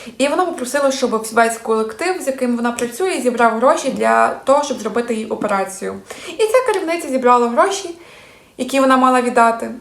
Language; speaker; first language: Ukrainian; native; Ukrainian